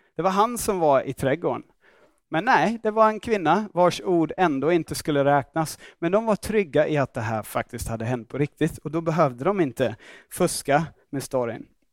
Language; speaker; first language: Swedish; non-native, fluent; English